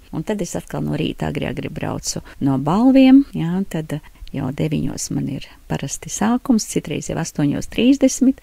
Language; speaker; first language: Latvian; native; Latvian